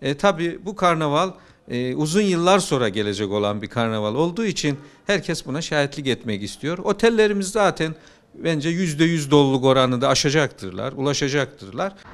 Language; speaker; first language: Turkish; native; Turkish